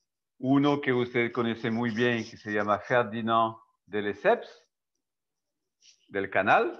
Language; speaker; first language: Spanish; non-native, fluent; French